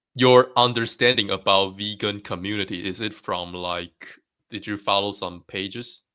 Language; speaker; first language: English; non-native, fluent; Chinese